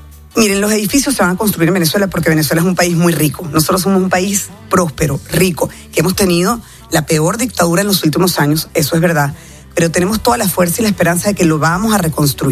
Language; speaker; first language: Spanish; native; Spanish